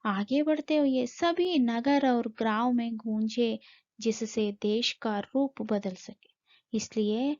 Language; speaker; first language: Hindi; non-native, local second language; Kannada